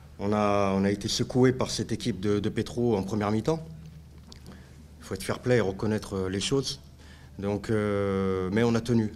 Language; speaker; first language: French; native; French